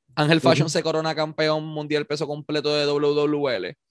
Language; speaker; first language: Spanish; native; Spanish